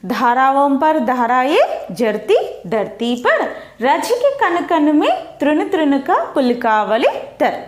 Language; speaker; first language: Hindi; non-native, local second language; Telugu